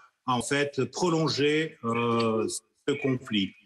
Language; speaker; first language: French; non-native, fluent; Russian